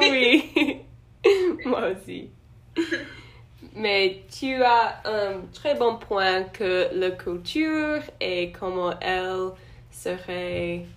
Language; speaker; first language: French; non-native, learner; English